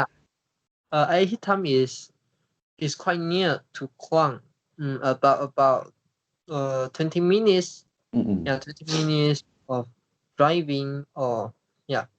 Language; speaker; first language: English; non-native, learner; Chinese